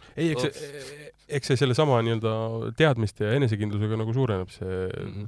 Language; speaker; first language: Estonian; native; Estonian